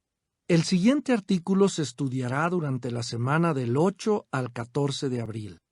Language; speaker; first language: Spanish; native; Spanish